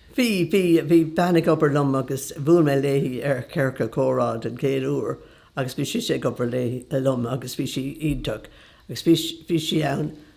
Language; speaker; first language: Irish; non-native, local second language; English